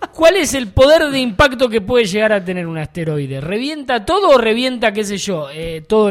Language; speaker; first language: Spanish; native; Spanish